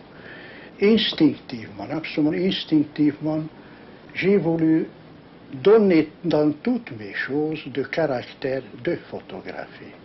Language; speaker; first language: French; non-native, learner; Hungarian